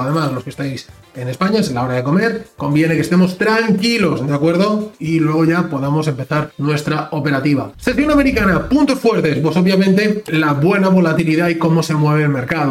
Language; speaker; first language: Spanish; native; Spanish